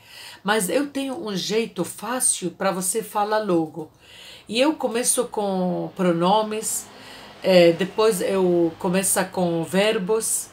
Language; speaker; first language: Portuguese; non-native, fluent; Arabic